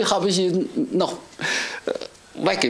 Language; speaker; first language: German; non-native, learner; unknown